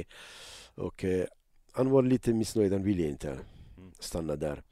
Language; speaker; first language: Swedish; non-native, learner; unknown